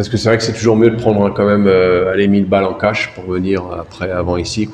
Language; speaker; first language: French; native; French